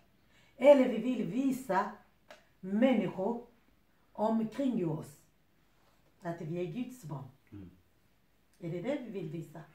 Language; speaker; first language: Swedish; non-native, fluent; Lingala